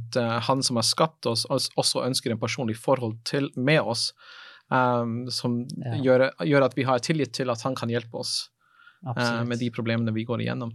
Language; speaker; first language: Norwegian; non-native, fluent; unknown